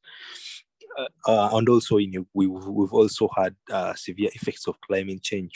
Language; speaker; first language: English; non-native, local second language; Ganda